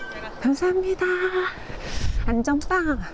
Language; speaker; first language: Korean; native; Korean